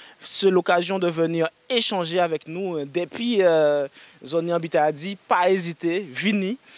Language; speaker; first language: French; native; French